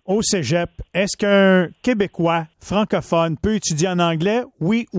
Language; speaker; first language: French; native; French